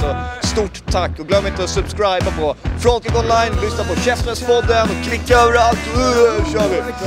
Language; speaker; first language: Swedish; native; Swedish